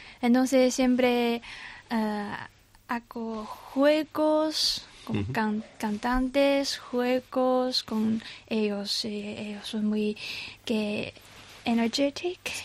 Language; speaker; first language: Spanish; non-native, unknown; Chinese